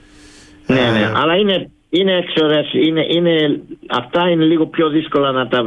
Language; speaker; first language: Greek; early bilingual, heritage; Greek